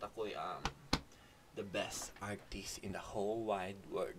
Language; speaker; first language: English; non-native, local second language; Filipino